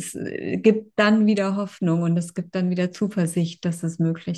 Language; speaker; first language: German; native; German